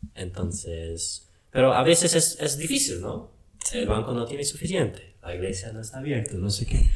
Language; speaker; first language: Spanish; non-native, fluent; English